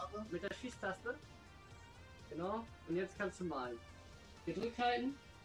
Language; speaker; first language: German; native; German